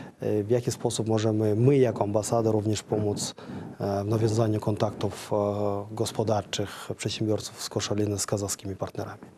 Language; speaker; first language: Polish; non-native, fluent; Kazakh